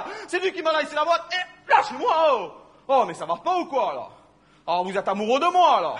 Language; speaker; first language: French; native; French